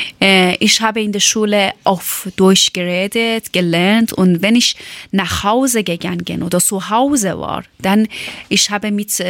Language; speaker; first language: German; non-native, learner; Persian